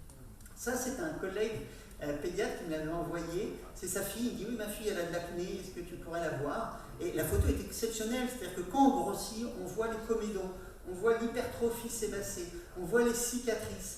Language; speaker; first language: French; native; French